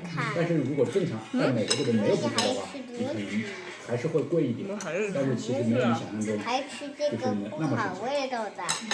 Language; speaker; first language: Chinese; native; Chinese